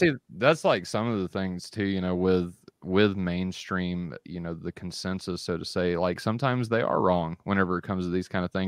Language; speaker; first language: English; native; English